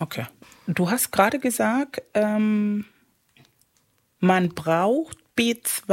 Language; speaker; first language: German; early bilingual, other home language; Spanish